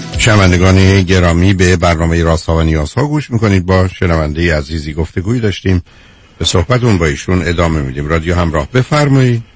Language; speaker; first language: Persian; native; Persian